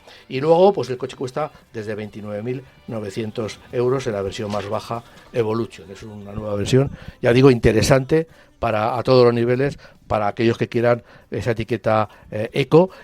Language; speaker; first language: Spanish; native; Spanish